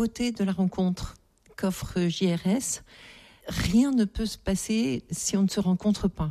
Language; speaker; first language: French; native; French